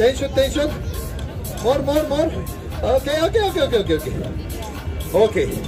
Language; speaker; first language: English; non-native, learner; Spanish